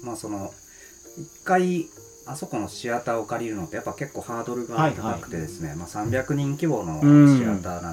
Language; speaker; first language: Japanese; native; Japanese